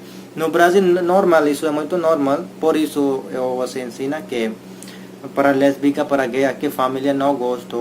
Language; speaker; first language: Portuguese; non-native, learner; Hindi